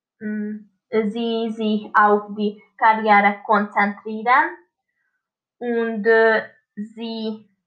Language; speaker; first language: German; non-native, learner; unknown